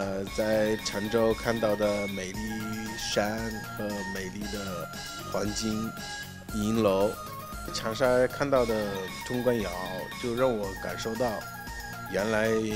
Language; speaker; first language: Chinese; non-native, fluent; Arabic